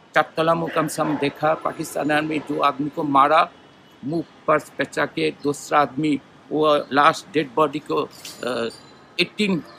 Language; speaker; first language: Hindi; non-native, learner; Bangla